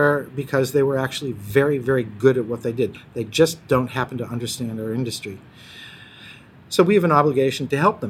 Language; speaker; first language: English; native; English